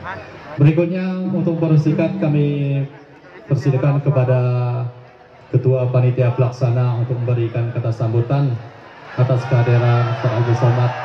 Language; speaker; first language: Indonesian; native; Indonesian